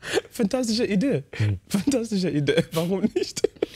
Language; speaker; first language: German; non-native, learner; English